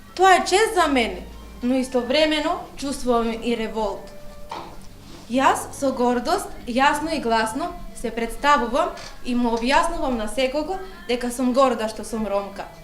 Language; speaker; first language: Macedonian; non-native, local second language; Romany